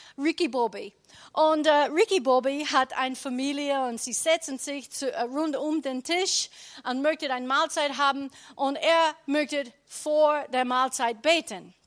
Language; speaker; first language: German; non-native, learner; English